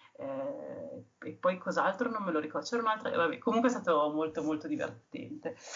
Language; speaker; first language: Italian; native; Italian